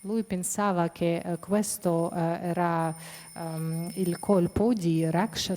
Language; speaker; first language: Italian; non-native, fluent; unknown